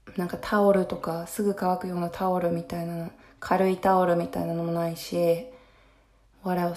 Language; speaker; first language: Japanese; early bilingual, heritage; Japanese